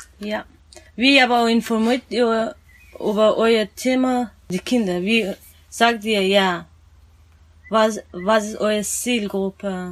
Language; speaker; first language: German; non-native, learner; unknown